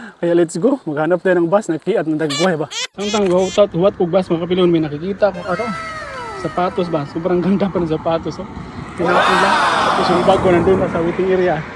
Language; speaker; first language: Filipino; non-native, local second language; Cebuano